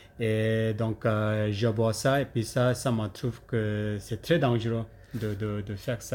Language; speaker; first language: French; non-native, learner; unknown